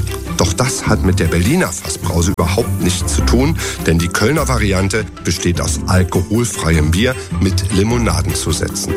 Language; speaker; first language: German; native; German